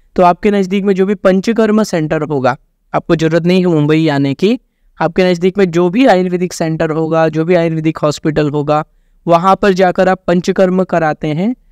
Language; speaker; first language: Hindi; native; Hindi